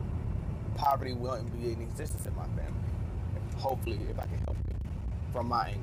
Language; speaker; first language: English; native; English